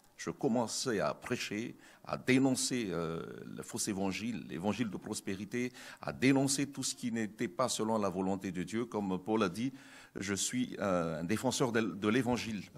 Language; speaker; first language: French; non-native, local second language; Malagasy